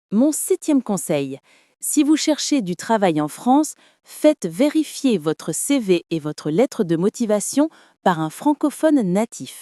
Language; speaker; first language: French; non-native, fluent; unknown